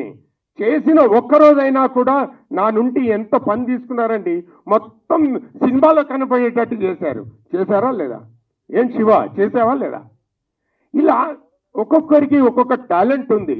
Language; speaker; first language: Telugu; native; Telugu